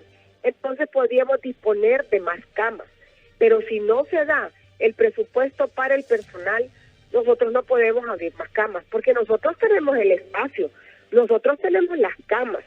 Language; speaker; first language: Spanish; native; Spanish